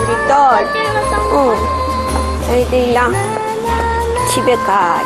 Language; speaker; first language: Korean; non-native, learner; Russian